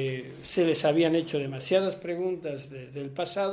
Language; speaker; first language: Spanish; native; Spanish